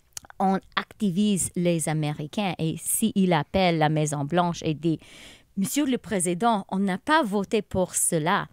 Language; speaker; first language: French; non-native, local second language; English